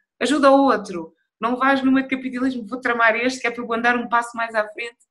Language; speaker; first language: Portuguese; early bilingual, other home language; Upper Guinea Crioulo